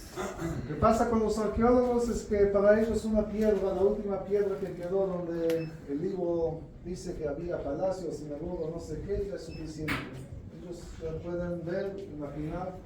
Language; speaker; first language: Spanish; non-native, fluent; Hebrew